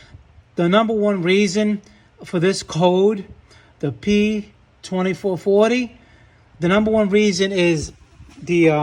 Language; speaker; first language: English; native; English